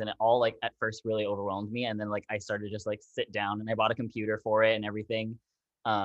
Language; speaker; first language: English; native; English